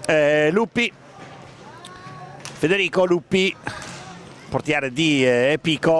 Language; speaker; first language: Italian; native; Italian